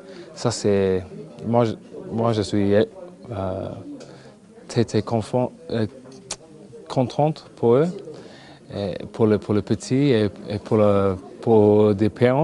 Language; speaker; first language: French; non-native, learner; English